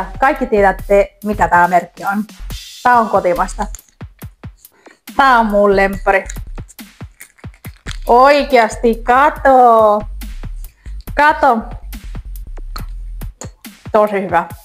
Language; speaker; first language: Finnish; non-native, learner; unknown